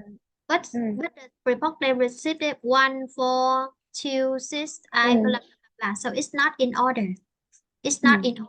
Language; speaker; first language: English; non-native, fluent; Vietnamese